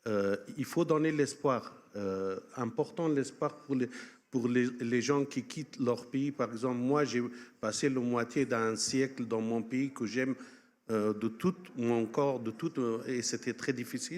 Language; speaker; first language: French; non-native, fluent; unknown